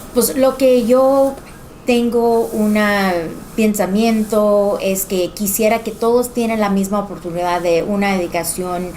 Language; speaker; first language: Spanish; early bilingual, heritage; Spanish